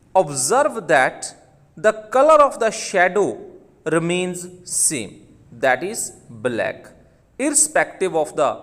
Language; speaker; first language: English; non-native, local second language; Punjabi